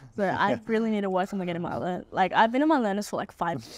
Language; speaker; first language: English; native; English